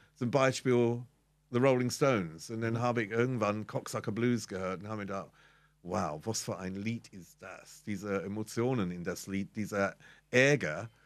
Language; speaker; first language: German; non-native, fluent; English